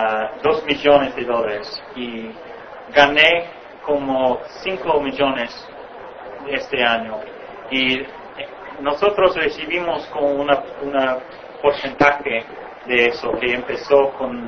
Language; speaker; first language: Spanish; non-native, fluent; English